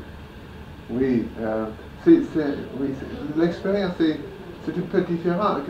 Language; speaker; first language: French; non-native, fluent; English